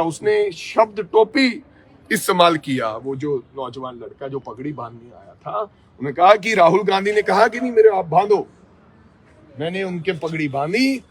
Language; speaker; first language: Hindi; non-native, local second language; Punjabi